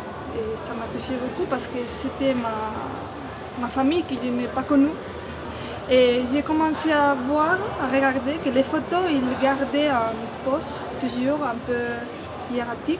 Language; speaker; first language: French; non-native, fluent; Spanish